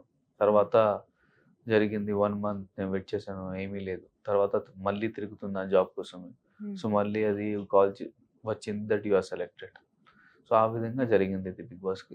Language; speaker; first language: Telugu; non-native, local second language; Urdu